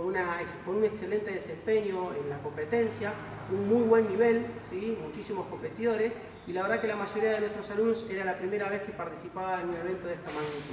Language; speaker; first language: Spanish; native; Spanish